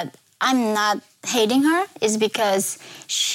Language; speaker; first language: English; non-native, fluent; Korean